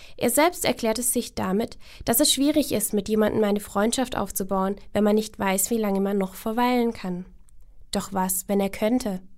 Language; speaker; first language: German; native; German